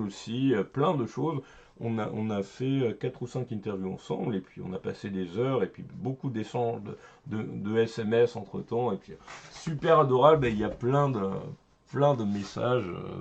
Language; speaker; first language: French; native; French